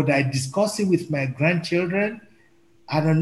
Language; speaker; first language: English; non-native, local second language; Yoruba